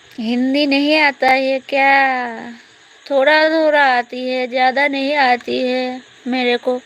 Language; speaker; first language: Hindi; non-native, local second language; Bangla